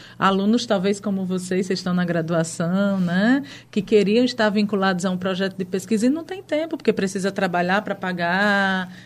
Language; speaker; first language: Portuguese; native; Portuguese